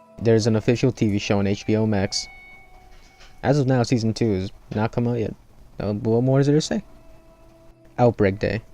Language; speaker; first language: English; native; English